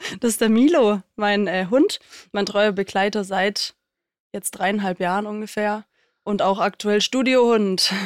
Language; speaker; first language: German; native; German